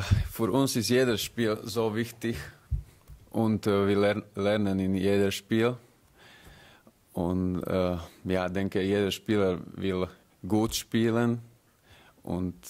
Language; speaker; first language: German; non-native, learner; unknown